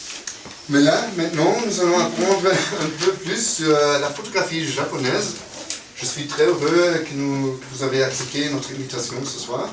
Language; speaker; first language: French; non-native, fluent; German